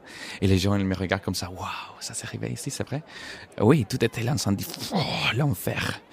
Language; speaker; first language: French; non-native, fluent; Spanish